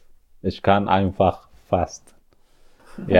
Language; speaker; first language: German; non-native, learner; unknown